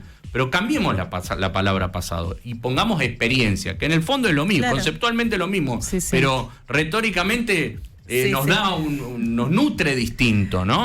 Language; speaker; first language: Spanish; native; Spanish